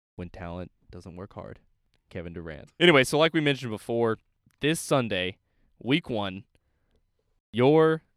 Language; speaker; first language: English; native; English